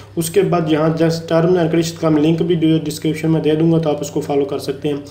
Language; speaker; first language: Urdu; non-native, local second language; Punjabi